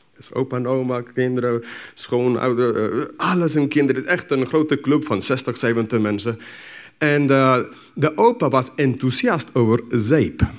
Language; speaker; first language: Dutch; non-native, fluent; English